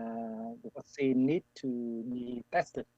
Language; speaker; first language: English; non-native, learner; Vietnamese